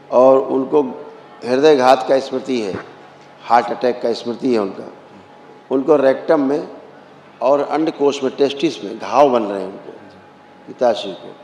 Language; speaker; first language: Hindi; native; Hindi